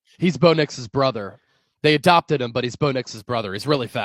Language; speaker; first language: English; native; English